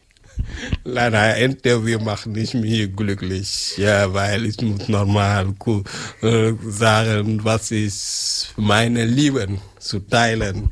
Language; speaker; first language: German; non-native, learner; French